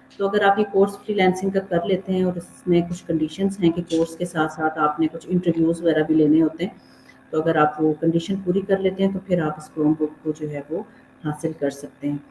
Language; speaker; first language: Urdu; native; Urdu